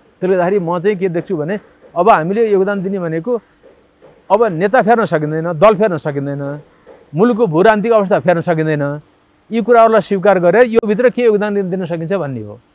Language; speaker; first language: Nepali; native; Nepali